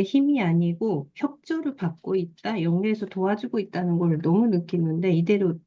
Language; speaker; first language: Korean; native; Korean